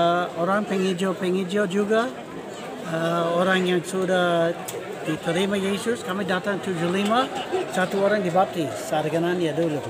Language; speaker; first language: Indonesian; non-native, fluent; English